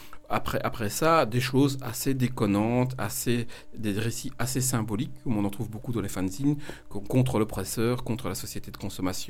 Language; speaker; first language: French; native; French